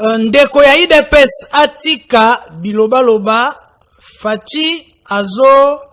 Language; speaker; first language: Lingala; native; Lingala